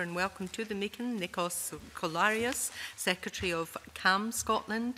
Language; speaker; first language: English; native; English